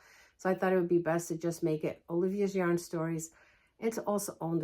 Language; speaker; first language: English; early bilingual, other home language; Portuguese